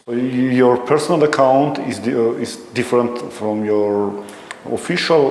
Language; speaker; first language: English; non-native, learner; Armenian